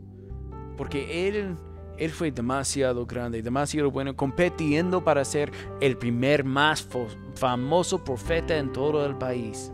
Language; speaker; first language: Spanish; non-native, fluent; English